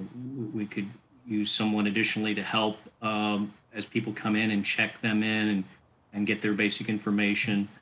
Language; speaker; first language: English; native; English